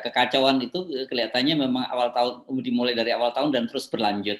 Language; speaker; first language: Indonesian; native; Indonesian